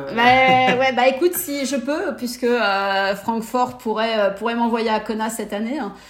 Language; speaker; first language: French; native; French